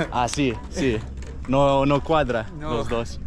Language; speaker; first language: Spanish; non-native, learner; English